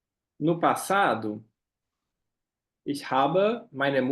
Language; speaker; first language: German; non-native, fluent; Portuguese